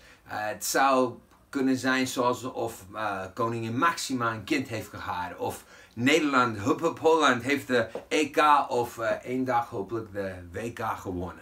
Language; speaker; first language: Dutch; non-native, fluent; English